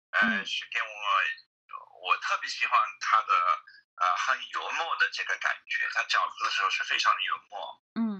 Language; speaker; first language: Chinese; non-native, fluent; English